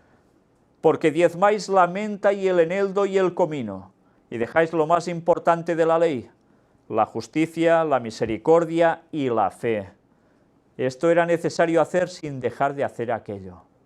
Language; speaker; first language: Spanish; native; Spanish